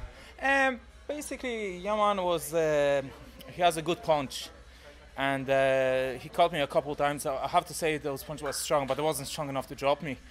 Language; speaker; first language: English; non-native, fluent; Polish